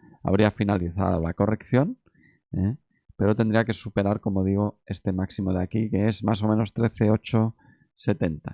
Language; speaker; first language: Spanish; native; Spanish